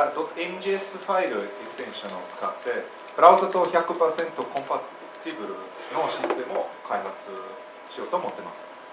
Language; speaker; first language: Japanese; non-native, fluent; English